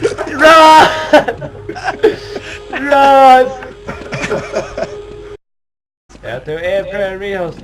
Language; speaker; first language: Swedish; non-native, learner; Faroese